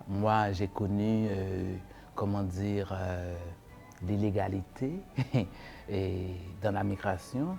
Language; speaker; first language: French; non-native, local second language; Haitian Creole